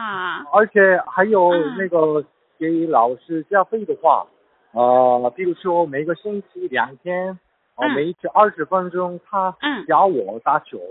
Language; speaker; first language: Chinese; non-native, learner; Korean